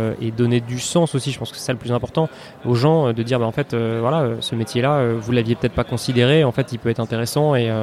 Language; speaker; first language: French; native; French